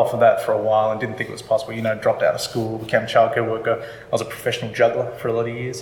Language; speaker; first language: English; native; English